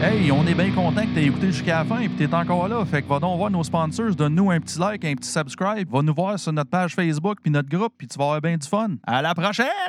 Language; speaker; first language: French; native; French